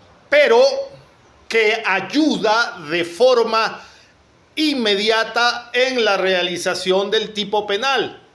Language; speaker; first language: Spanish; native; Spanish